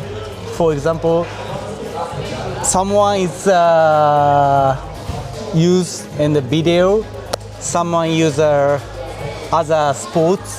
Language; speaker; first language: English; non-native, learner; Japanese